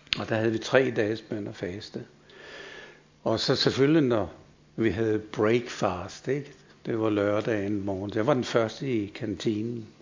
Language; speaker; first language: Danish; native; Danish